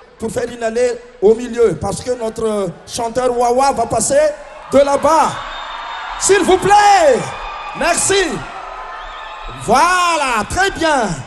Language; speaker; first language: French; non-native, local second language; Malagasy